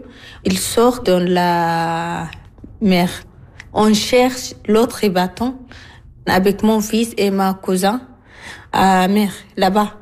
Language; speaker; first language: French; non-native, learner; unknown